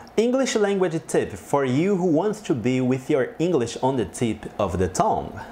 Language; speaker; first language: English; non-native, fluent; Portuguese